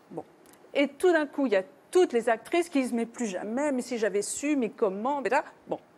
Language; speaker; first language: French; native; French